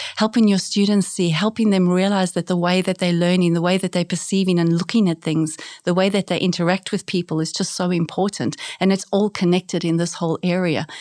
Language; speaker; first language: English; native; English